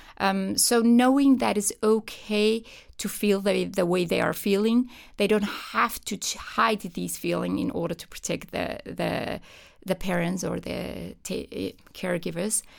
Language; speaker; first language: English; non-native, fluent; Persian